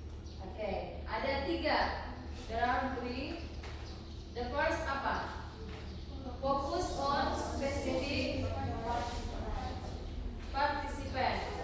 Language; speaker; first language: English; non-native, learner; Indonesian